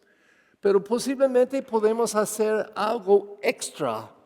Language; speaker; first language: Spanish; non-native, fluent; English